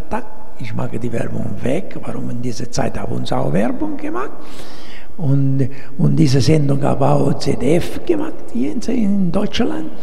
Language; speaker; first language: German; non-native, learner; Italian